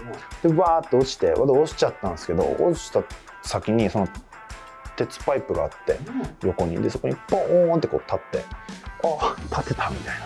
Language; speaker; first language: Japanese; native; Japanese